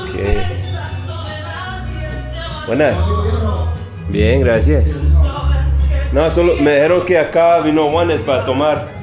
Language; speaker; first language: Spanish; non-native, learner; English